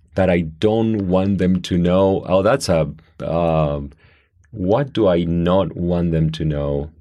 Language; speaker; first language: English; non-native, fluent; Spanish